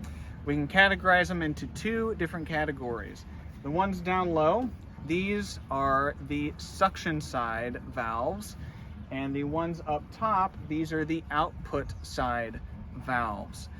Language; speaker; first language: English; native; English